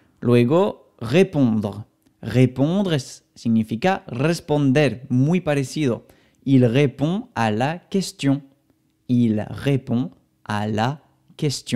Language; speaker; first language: French; non-native, fluent; Spanish